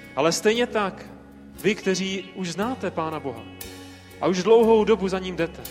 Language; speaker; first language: Czech; native; Czech